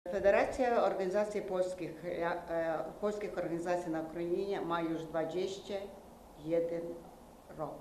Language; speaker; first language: Ukrainian; non-native, local second language; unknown